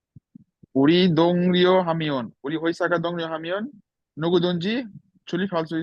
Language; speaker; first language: Korean; non-native, learner; Bangla